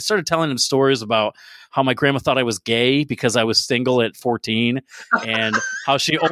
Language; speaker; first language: English; native; English